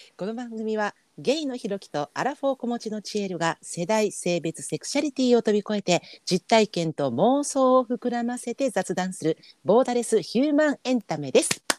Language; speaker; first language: Japanese; native; Japanese